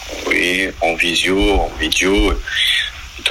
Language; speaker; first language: French; non-native, local second language; Arabic